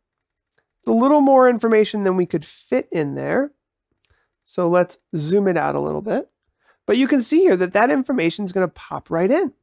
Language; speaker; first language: English; native; English